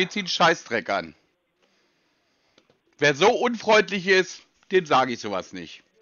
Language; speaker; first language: German; native; German